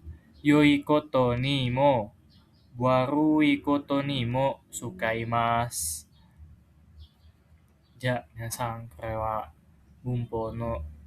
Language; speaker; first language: Japanese; non-native, learner; Indonesian